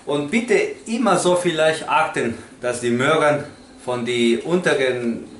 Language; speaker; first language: German; non-native, learner; Spanish